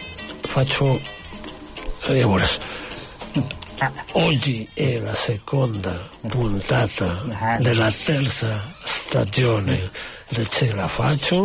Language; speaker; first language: Italian; non-native, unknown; Catalan